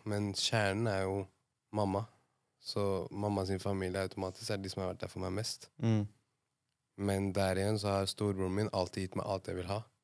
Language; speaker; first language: Norwegian; native; Norwegian